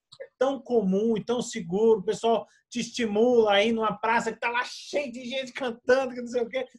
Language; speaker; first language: Portuguese; native; Portuguese